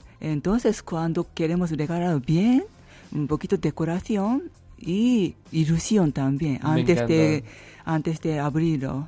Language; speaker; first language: Spanish; non-native, learner; Japanese